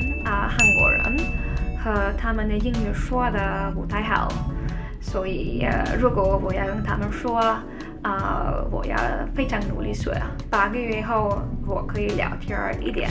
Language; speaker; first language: Chinese; non-native, learner; Swedish